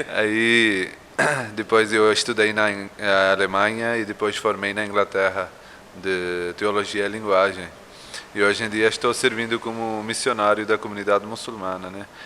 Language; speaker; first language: Portuguese; non-native, fluent; Urdu